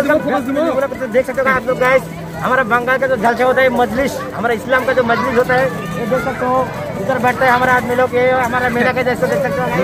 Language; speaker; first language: Hindi; non-native, local second language; Bangla